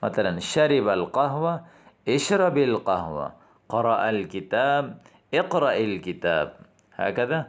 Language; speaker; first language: Arabic; non-native, fluent; Urdu